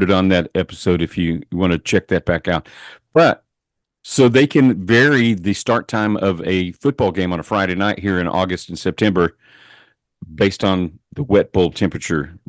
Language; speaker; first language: English; native; English